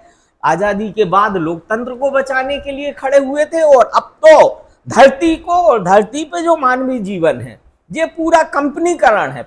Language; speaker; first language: Hindi; native; Hindi